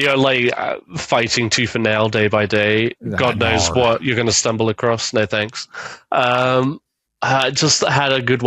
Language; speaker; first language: English; native; English